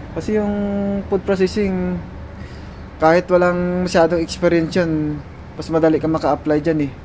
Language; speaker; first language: Filipino; native; Filipino